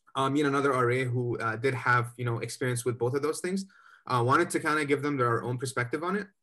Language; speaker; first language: English; native; English